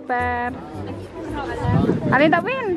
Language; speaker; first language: Polish; non-native, learner; Filipino